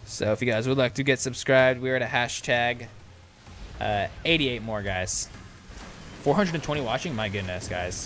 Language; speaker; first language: English; native; English